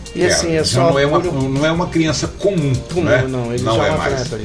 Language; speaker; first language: Portuguese; native; Portuguese